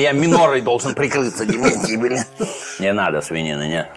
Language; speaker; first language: Russian; native; Russian